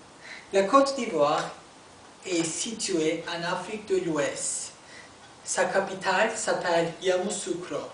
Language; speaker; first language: French; non-native, learner; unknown